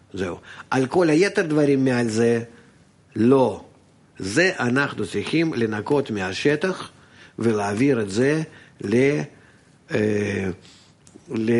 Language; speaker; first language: Hebrew; non-native, fluent; Russian